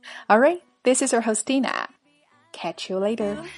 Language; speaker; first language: English; non-native, fluent; Chinese